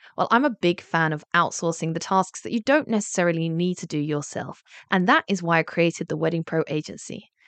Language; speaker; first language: English; native; English